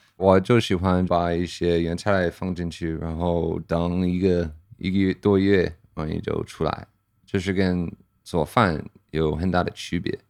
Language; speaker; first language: Chinese; non-native, fluent; English